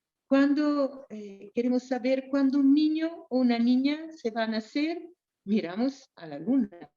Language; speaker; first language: Spanish; non-native, fluent; Portuguese